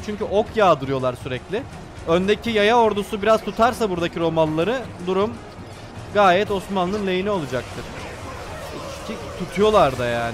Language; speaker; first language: Turkish; native; Turkish